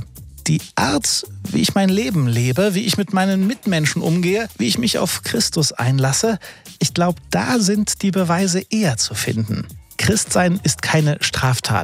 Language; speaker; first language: German; native; German